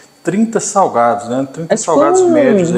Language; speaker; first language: Portuguese; native; Portuguese